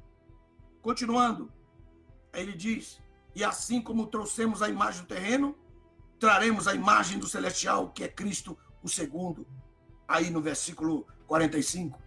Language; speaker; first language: Portuguese; native; Portuguese